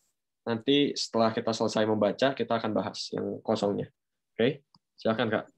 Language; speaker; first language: Indonesian; native; Indonesian